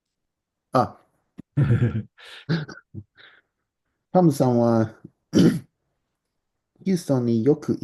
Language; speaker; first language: Japanese; non-native, learner; English